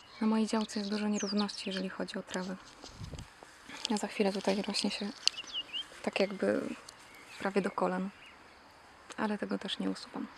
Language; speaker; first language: Polish; native; Polish